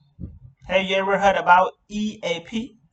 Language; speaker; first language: English; non-native, learner; Khmer